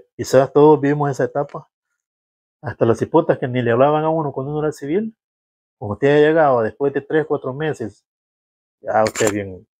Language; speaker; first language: Spanish; native; Spanish